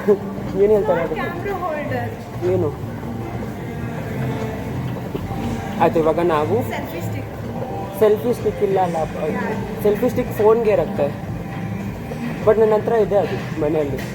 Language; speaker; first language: Kannada; non-native, learner; Marathi